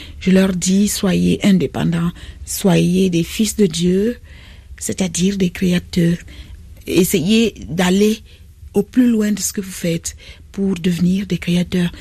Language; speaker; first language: French; non-native, local second language; Basaa